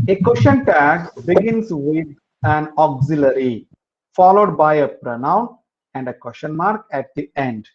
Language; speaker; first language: English; non-native, local second language; Kannada